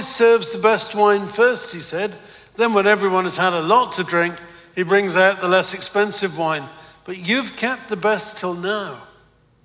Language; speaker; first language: English; native; English